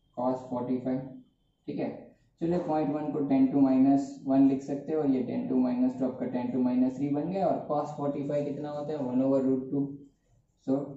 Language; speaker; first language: Hindi; non-native, local second language; Gujarati